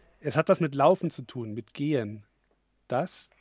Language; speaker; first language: German; native; German